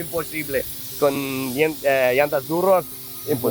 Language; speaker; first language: Spanish; non-native, learner; English